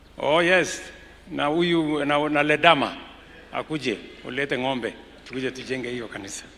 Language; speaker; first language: Swahili; non-native, local second language; Kalenjin